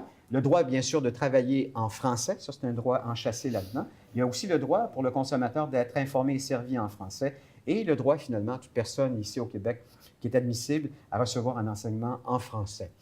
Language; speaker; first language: French; native; French